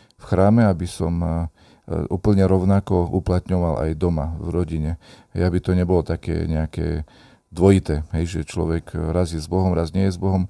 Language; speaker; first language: Slovak; native; Slovak